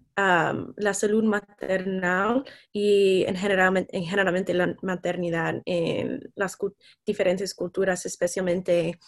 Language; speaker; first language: Spanish; non-native, fluent; English